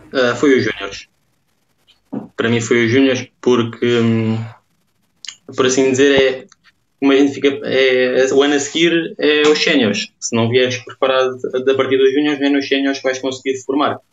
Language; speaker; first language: Portuguese; native; Portuguese